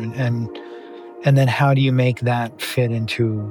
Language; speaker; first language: English; native; English